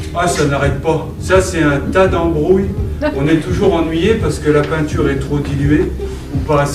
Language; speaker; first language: French; native; French